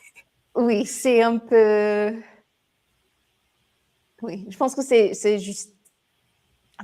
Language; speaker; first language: French; non-native, learner; English